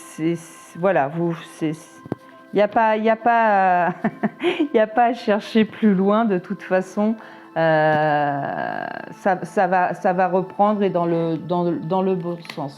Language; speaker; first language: French; native; French